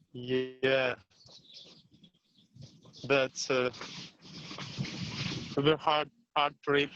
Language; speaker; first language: English; non-native, learner; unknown